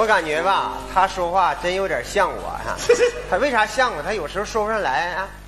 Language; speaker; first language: Chinese; native; Chinese